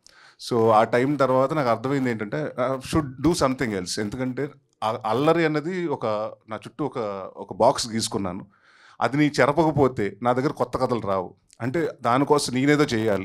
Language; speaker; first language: Telugu; native; Telugu